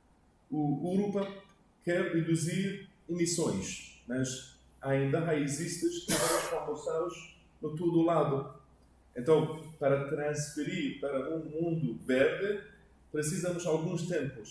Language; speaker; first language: Portuguese; non-native, learner; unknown